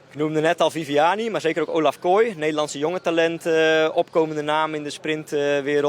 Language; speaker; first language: Dutch; native; Dutch